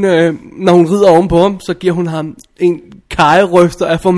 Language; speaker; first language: Danish; native; Danish